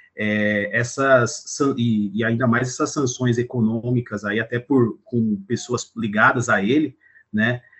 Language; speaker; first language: Portuguese; native; Portuguese